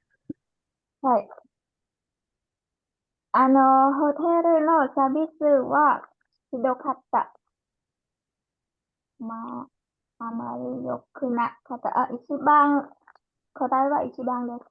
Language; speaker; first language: Japanese; non-native, learner; Khmer